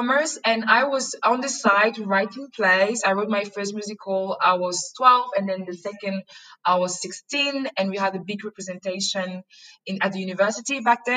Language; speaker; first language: English; non-native, local second language; French